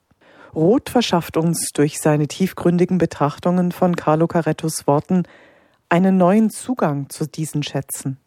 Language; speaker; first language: German; native; German